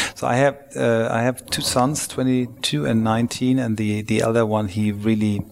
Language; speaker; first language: English; non-native, fluent; German